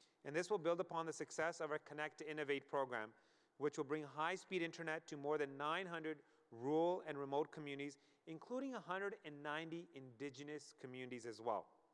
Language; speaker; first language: English; native; English